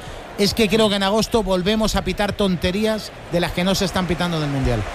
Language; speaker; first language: Spanish; native; Spanish